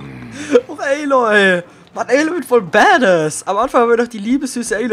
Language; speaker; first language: German; native; German